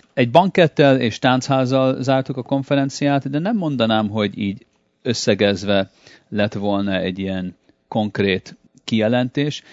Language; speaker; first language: Hungarian; early bilingual, heritage; Hungarian